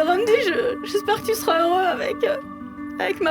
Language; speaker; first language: French; native; French